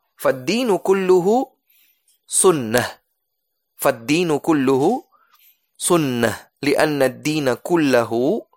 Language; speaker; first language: Arabic; non-native, fluent; Indonesian